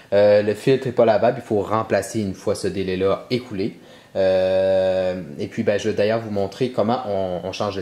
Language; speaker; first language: French; native; French